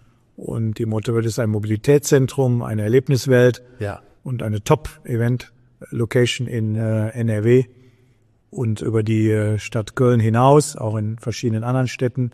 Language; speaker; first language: German; native; German